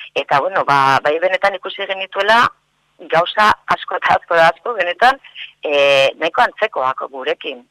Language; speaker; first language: Basque; non-native, local second language; Spanish